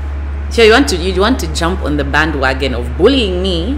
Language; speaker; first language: English; non-native, local second language; Bemba